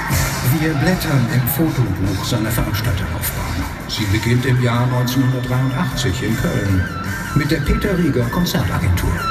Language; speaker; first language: German; native; German